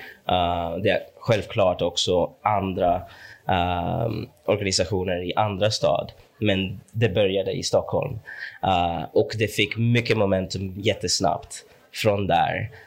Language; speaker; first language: Swedish; non-native, fluent; English